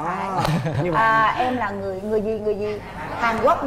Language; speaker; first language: Vietnamese; native; Vietnamese